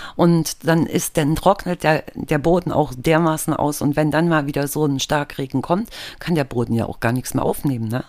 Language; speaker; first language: German; native; German